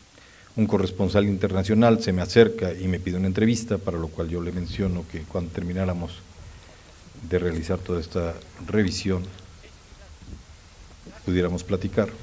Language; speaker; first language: Spanish; native; Spanish